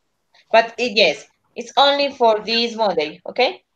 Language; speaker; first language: English; non-native, learner; Spanish